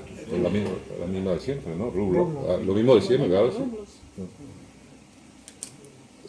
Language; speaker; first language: Spanish; native; Spanish